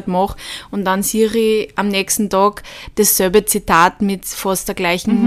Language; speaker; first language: German; native; German